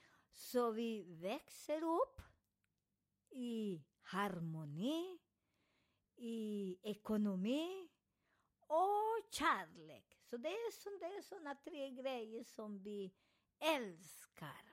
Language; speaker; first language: Swedish; non-native, fluent; Spanish